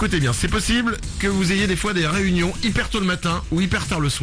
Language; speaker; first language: French; native; French